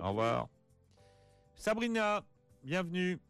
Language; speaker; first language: French; native; French